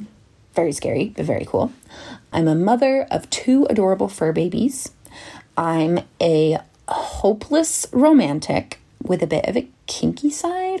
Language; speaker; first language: English; native; English